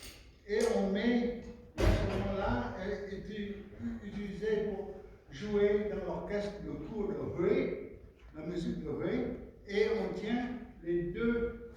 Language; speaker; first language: French; non-native, fluent; Vietnamese